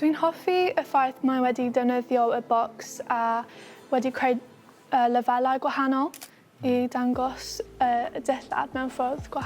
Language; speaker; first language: Welsh; non-native, local second language; English